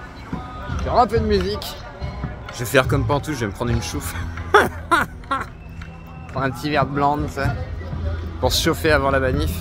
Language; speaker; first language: French; native; French